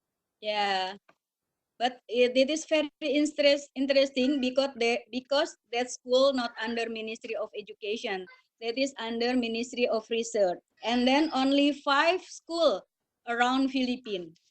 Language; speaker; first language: English; non-native, learner; Indonesian